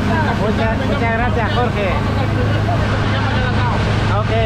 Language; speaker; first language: Spanish; native; Spanish